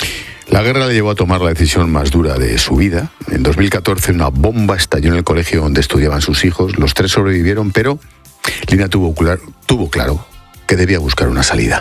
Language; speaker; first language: Spanish; native; Spanish